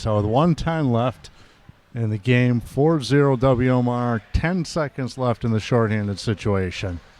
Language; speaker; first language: English; native; English